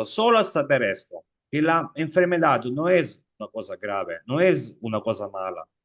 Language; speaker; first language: Spanish; non-native, fluent; Italian